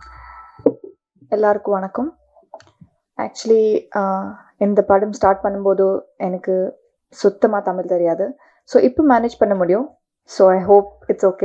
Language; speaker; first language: Tamil; non-native, learner; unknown